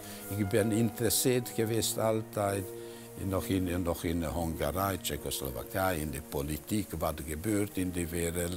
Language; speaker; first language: Dutch; non-native, fluent; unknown